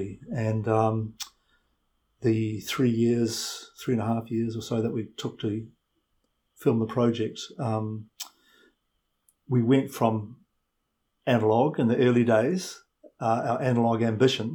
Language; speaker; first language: English; native; English